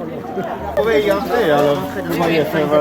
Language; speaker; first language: French; non-native, fluent; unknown